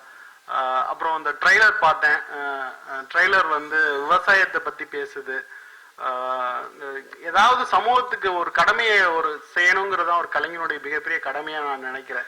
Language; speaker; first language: Tamil; native; Tamil